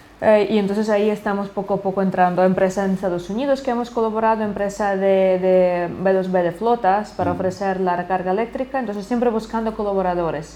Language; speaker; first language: Spanish; non-native, fluent; Ukrainian